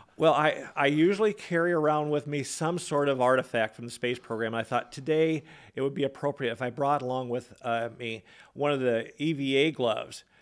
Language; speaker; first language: English; native; English